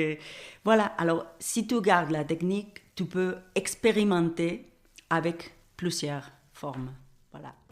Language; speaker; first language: French; non-native, fluent; Spanish